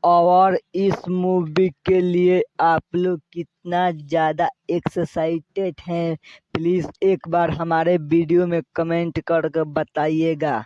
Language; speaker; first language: Hindi; non-native, local second language; Bhojpuri